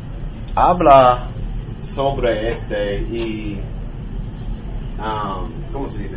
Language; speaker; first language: Spanish; non-native, learner; English